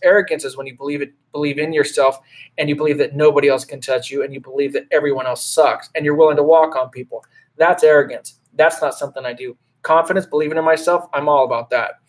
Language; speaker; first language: English; native; English